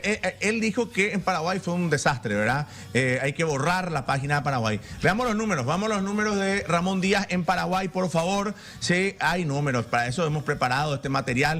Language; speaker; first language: Spanish; native; Spanish